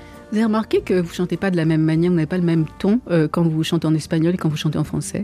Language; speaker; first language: French; native; French